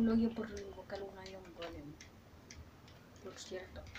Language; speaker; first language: Spanish; native; Spanish